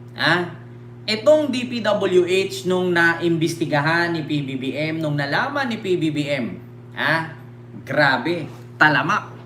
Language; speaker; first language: Filipino; native; Filipino